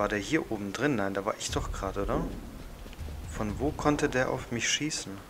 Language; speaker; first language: German; native; German